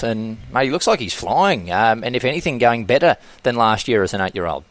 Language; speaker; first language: English; native; English